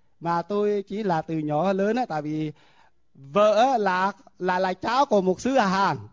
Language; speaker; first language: Vietnamese; non-native, local second language; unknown